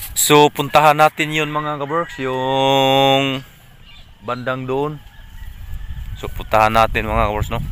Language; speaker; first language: Filipino; non-native, local second language; Cebuano